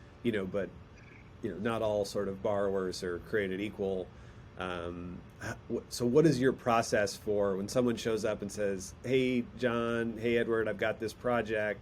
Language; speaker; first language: English; native; English